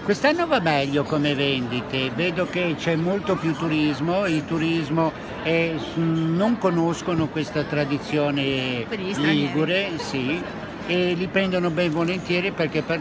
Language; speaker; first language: Italian; native; Italian